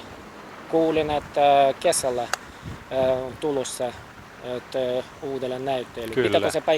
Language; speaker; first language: Finnish; non-native, fluent; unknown